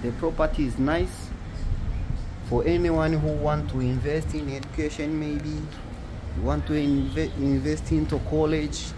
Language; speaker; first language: English; non-native, local second language; Swahili